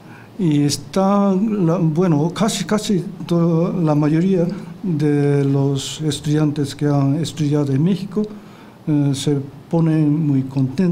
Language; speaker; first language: Spanish; non-native, fluent; Japanese